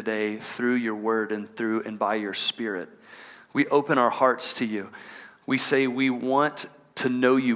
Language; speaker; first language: English; native; English